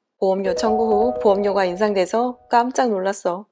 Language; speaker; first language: Korean; native; Korean